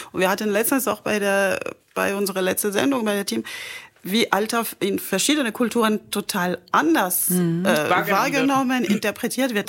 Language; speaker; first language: German; non-native, fluent; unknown